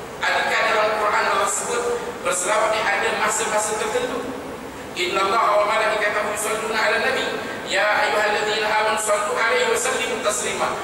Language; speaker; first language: Malay; native; Malay